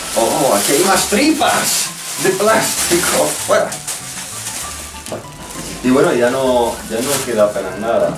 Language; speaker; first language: Spanish; native; Spanish